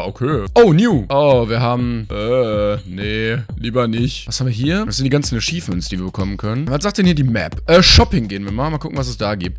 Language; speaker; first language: German; native; German